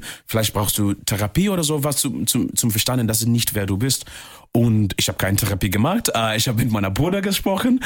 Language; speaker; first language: German; non-native, fluent; English